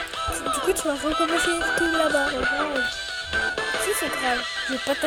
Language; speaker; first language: French; native; French